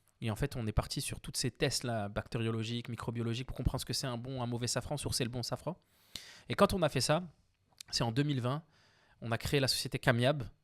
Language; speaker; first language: French; early bilingual, other home language; Arabic